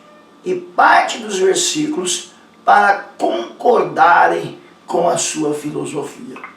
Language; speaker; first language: Portuguese; native; Portuguese